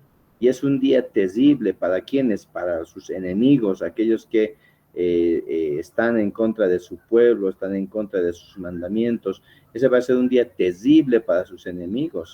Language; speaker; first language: Spanish; native; Spanish